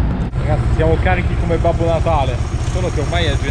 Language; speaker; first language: Italian; native; Italian